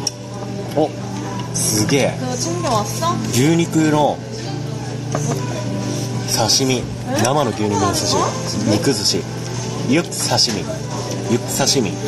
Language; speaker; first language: Japanese; non-native, fluent; Korean